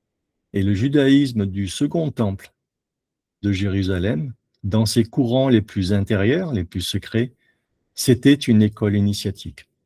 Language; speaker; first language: French; native; French